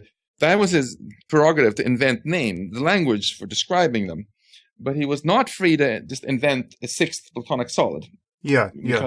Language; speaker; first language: English; non-native, fluent; Swedish